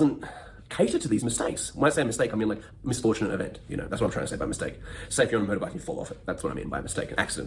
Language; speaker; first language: English; native; English